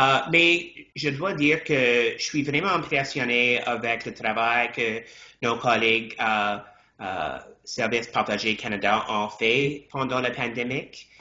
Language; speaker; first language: French; non-native, fluent; English